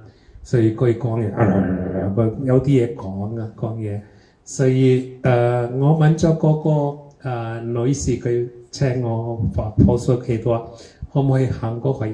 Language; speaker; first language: Cantonese; early bilingual, heritage; Cantonese